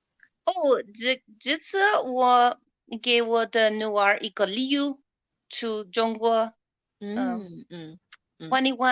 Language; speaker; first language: Chinese; non-native, learner; English